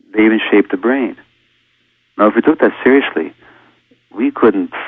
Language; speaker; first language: English; early bilingual, other home language; Hungarian